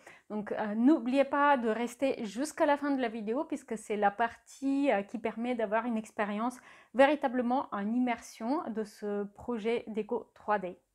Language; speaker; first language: French; native; French